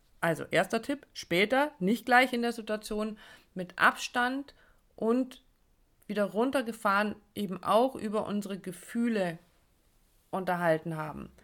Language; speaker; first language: German; native; German